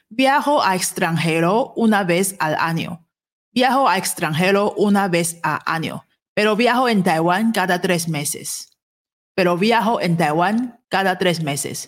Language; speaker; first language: Spanish; non-native, fluent; Chinese